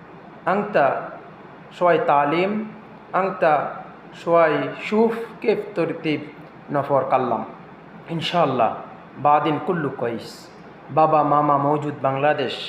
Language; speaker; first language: Arabic; non-native, learner; Bangla